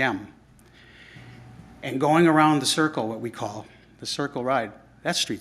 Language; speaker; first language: English; native; English